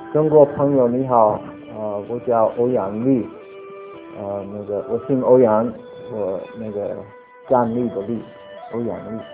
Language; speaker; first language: Chinese; non-native, learner; English